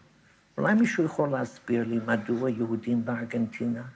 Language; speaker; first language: Hebrew; non-native, fluent; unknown